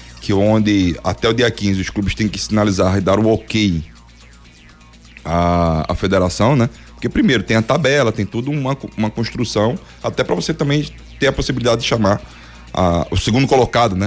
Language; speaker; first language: Portuguese; native; Portuguese